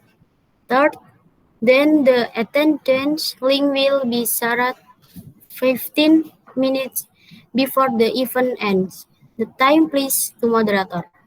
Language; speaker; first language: English; non-native, learner; Indonesian